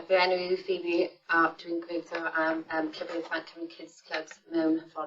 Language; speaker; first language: Welsh; non-native, local second language; English